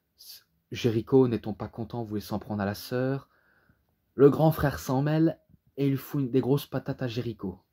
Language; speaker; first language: French; native; French